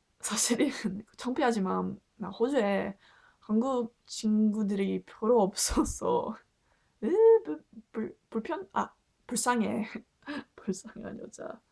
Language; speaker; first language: Korean; non-native, learner; English